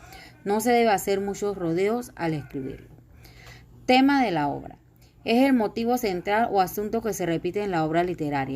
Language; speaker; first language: Spanish; native; Spanish